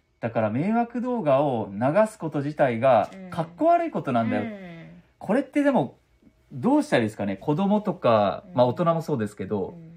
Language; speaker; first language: Japanese; native; Japanese